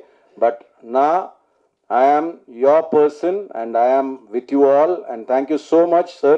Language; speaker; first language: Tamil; non-native, learner; Telugu